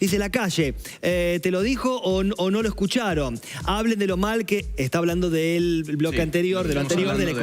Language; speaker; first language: Spanish; native; Spanish